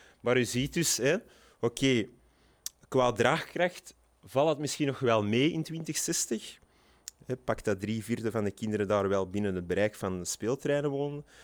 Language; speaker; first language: Dutch; native; Dutch